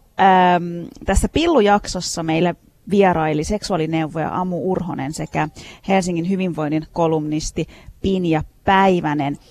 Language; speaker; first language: Finnish; early bilingual, other home language; Turkish